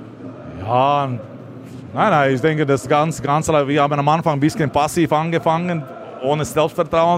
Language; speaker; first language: German; non-native, learner; Latvian